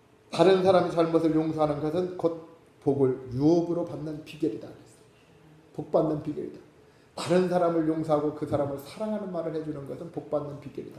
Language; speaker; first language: Korean; native; Korean